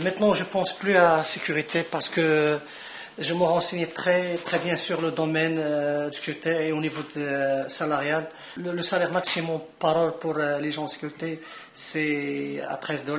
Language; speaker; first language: French; non-native, local second language; Arabic